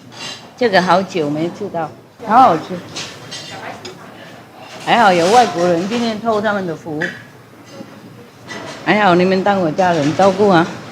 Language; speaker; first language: Chinese; non-native, fluent; Vietnamese